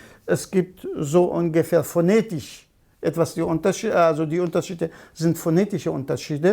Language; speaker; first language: German; non-native, fluent; Kurdish